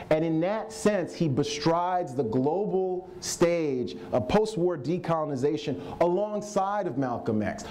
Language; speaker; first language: English; native; English